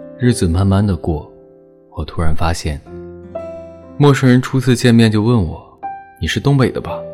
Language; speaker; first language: Chinese; native; Chinese